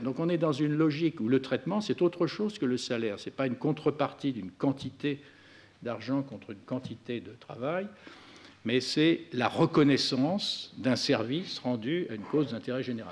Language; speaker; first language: French; native; French